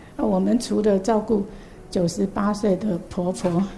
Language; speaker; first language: Chinese; native; Chinese